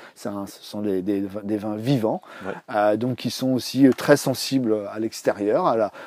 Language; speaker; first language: French; native; French